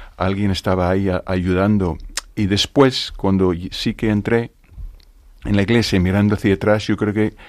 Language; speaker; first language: Spanish; non-native, fluent; English